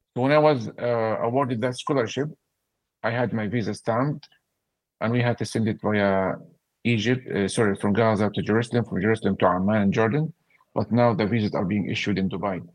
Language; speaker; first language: English; non-native, fluent; Arabic